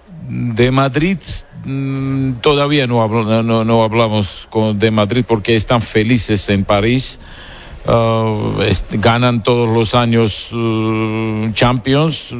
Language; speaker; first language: Spanish; non-native, learner; Georgian